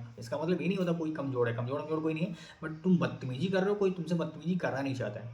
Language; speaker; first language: Hindi; native; Hindi